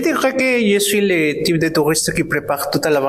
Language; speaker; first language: French; non-native, fluent; Spanish